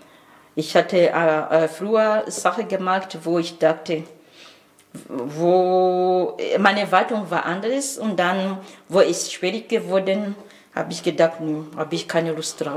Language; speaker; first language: German; non-native, learner; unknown